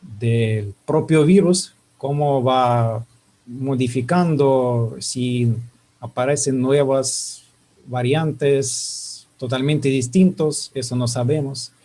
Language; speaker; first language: Spanish; non-native, fluent; Russian